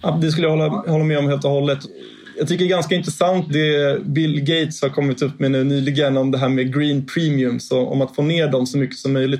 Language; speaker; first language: Swedish; native; Swedish